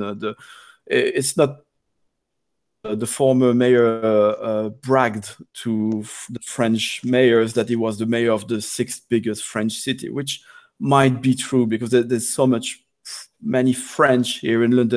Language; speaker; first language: English; non-native, fluent; French